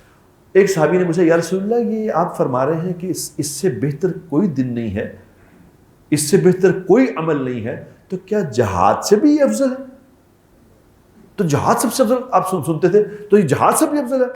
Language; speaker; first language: Urdu; native; Urdu